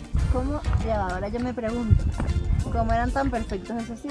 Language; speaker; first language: Spanish; native; Spanish